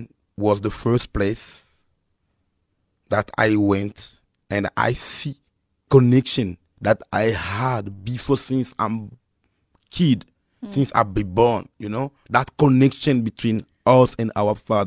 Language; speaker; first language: English; non-native, fluent; Lingala